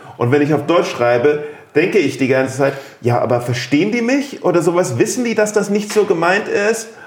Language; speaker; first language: German; native; German